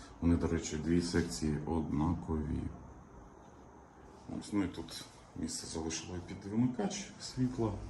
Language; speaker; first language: Ukrainian; native; Ukrainian